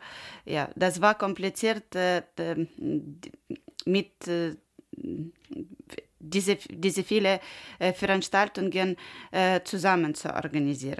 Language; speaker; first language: German; non-native, learner; Ukrainian